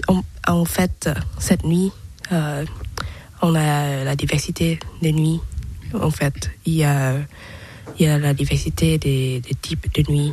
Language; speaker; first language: French; non-native, learner; Thai